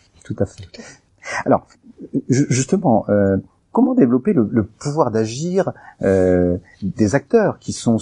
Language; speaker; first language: French; native; French